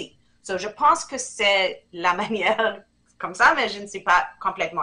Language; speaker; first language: French; non-native, fluent; English